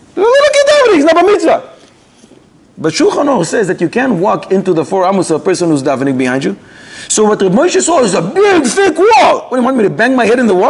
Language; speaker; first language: English; native; English